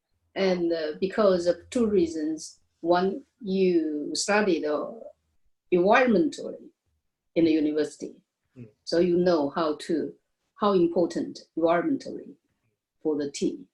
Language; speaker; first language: English; non-native, learner; Chinese